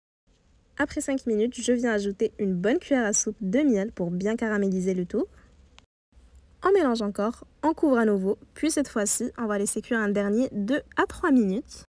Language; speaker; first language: French; native; French